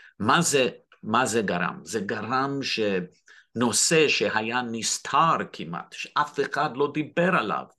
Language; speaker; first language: Hebrew; non-native, fluent; English